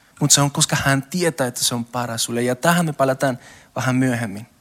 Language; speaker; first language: Finnish; non-native, learner; Spanish